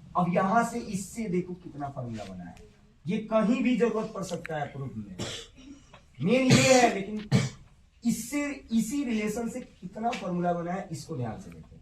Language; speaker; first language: Hindi; native; Hindi